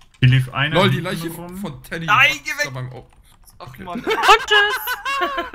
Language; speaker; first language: German; native; German